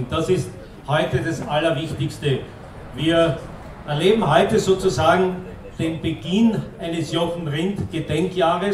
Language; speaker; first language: German; native; German